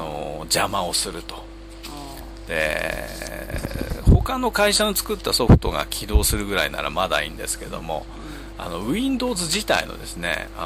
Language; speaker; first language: Japanese; native; Japanese